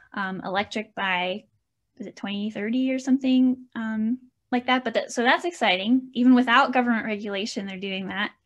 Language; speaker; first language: English; native; English